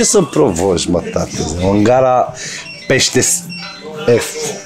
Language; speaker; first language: Romanian; native; Romanian